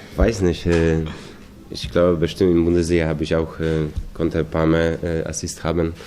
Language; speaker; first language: German; non-native, fluent; Polish